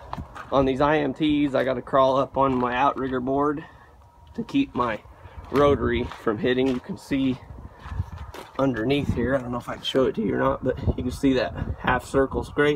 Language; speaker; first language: English; native; English